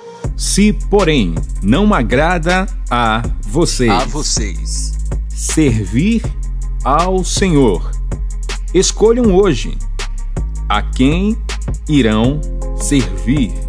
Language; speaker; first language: Portuguese; native; Portuguese